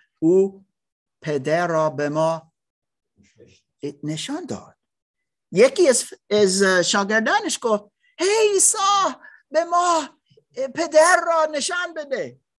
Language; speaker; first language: Persian; non-native, learner; English